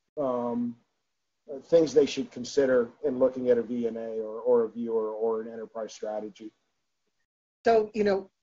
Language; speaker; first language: English; native; English